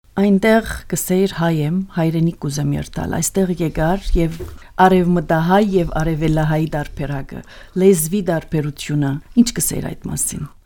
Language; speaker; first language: Armenian; early bilingual, heritage; Armenian